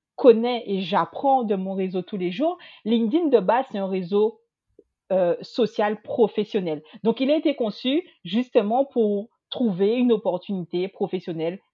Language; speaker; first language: French; native; French